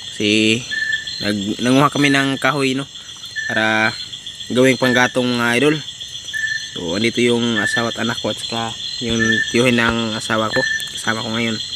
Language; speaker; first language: Filipino; non-native, local second language; Cebuano